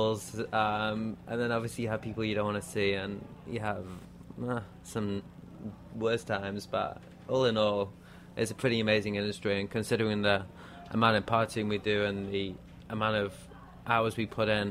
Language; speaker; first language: English; native; English